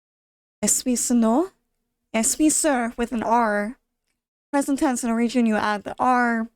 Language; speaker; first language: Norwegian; non-native, learner; English